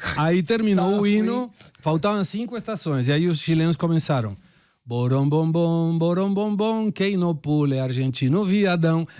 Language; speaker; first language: Portuguese; non-native, fluent; Spanish